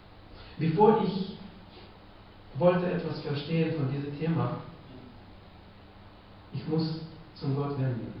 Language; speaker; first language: German; non-native, fluent; Russian